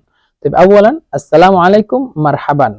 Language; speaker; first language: Arabic; non-native, fluent; Bangla